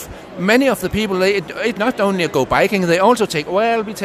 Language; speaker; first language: English; non-native, fluent; Danish